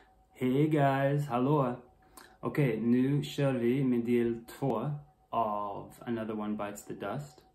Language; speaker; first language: Swedish; non-native, learner; English